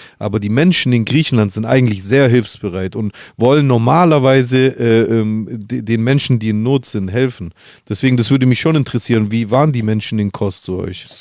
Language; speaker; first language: German; early bilingual, other home language; Greek